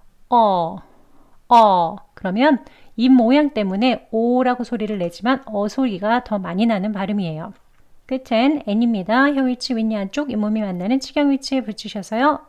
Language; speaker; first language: Korean; native; Korean